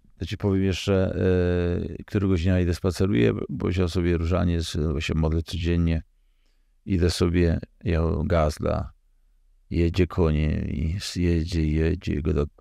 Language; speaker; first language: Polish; native; Polish